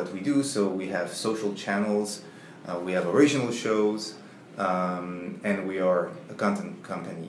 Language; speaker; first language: English; non-native, fluent; French